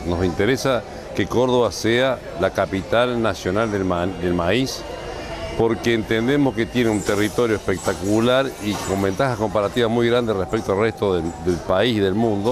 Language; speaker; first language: Spanish; native; Spanish